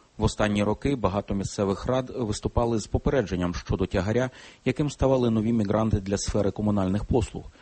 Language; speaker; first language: Ukrainian; native; Ukrainian